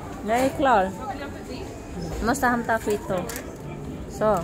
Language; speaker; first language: Swedish; non-native, learner; Filipino